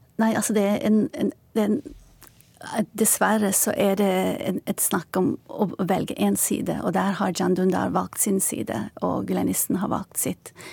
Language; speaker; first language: Norwegian; non-native, fluent; Turkish